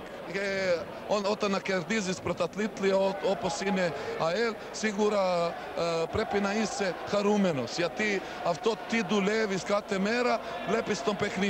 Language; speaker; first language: Greek; non-native, learner; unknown